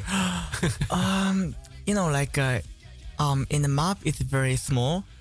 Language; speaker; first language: English; non-native, learner; Japanese